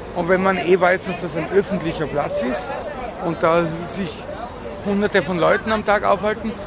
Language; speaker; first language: German; native; German